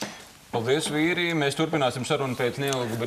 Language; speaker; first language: Latvian; native; Latvian